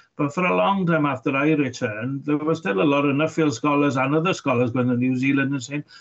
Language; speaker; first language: English; native; English